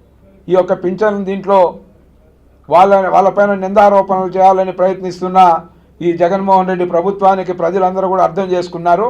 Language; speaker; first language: Telugu; native; Telugu